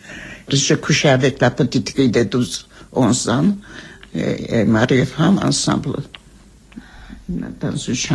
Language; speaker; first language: French; non-native, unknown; Armenian